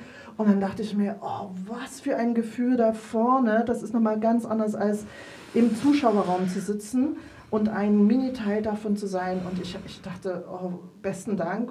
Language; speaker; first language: German; native; German